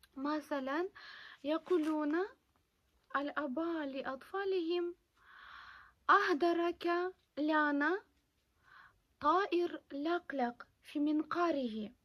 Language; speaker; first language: Arabic; non-native, fluent; Ukrainian